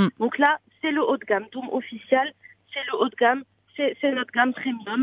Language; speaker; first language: French; non-native, local second language; Arabic